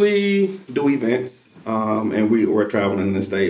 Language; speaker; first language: English; native; English